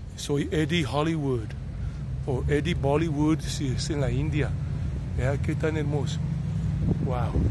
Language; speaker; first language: Spanish; early bilingual, heritage; Spanish